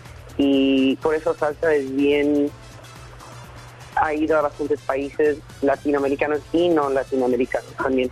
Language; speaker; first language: Spanish; early bilingual, heritage; Spanish